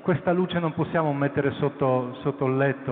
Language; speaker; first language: Italian; non-native, fluent; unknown